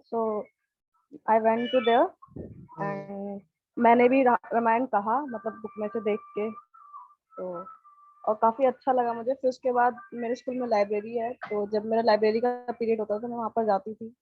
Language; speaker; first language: Hindi; native; Hindi